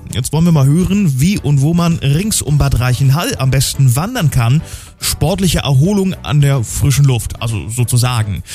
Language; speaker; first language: German; native; German